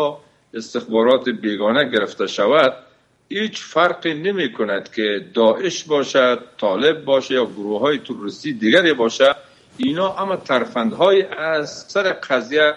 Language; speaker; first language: Persian; native; Persian